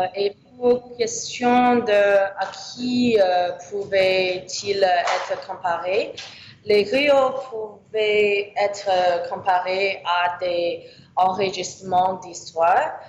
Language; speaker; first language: French; non-native, learner; English